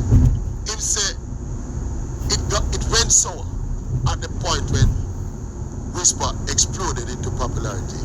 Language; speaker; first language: English; non-native, local second language; Jamaican Creole English